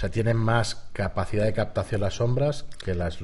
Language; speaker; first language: Spanish; native; Spanish